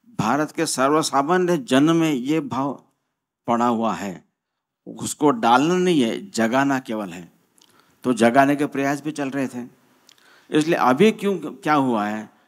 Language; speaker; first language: Hindi; non-native, local second language; Marathi